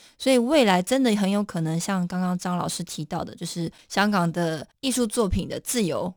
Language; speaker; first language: Chinese; native; Chinese